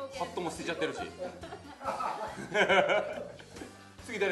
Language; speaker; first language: Japanese; native; Japanese